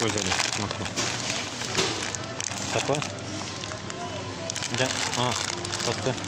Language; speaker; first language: Russian; non-native, learner; Azerbaijani